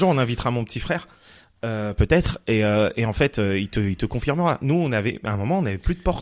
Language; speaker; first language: French; native; French